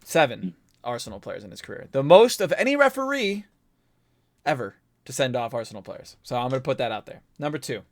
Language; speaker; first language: English; native; English